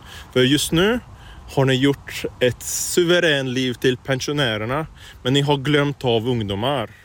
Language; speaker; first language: Swedish; non-native, learner; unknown